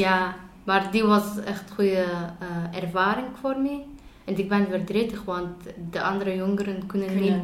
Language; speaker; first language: Dutch; non-native, learner; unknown